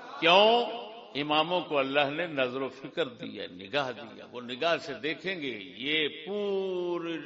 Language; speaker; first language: Urdu; non-native, local second language; Punjabi